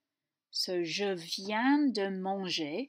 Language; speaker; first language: French; non-native, fluent; English